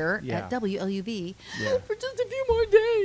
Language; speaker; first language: English; native; English